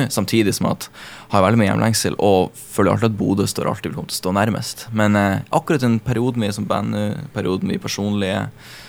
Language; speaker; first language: Norwegian; native; Norwegian